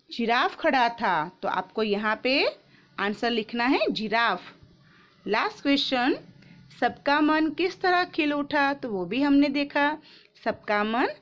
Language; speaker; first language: Hindi; non-native, local second language; Gujarati